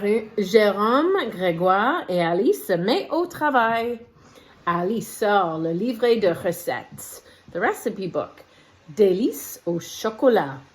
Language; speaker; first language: French; non-native, fluent; English